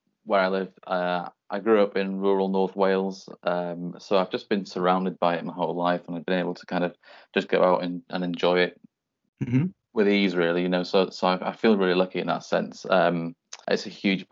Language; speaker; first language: English; native; English